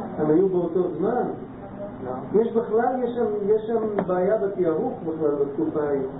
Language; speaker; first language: Hebrew; non-native, fluent; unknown